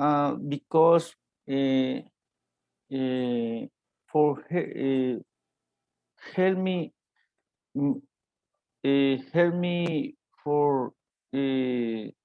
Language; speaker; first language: English; non-native, learner; Spanish